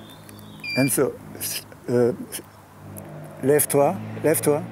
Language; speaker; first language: French; non-native, fluent; German